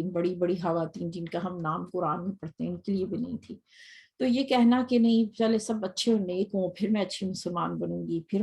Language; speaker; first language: Urdu; native; Urdu